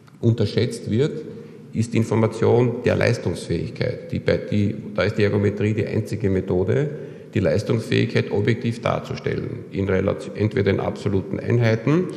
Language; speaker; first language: German; native; German